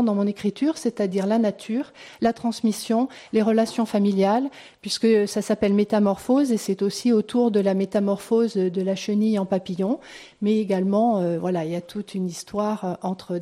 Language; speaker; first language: French; native; French